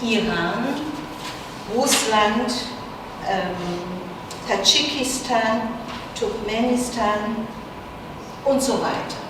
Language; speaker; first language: German; non-native, fluent; Chinese